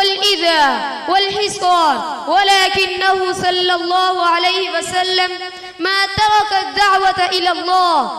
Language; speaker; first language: Arabic; non-native, learner; Urdu